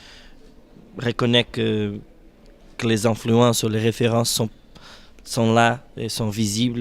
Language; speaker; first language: French; non-native, fluent; Portuguese